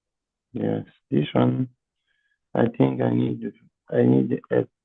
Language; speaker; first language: English; non-native, learner; Portuguese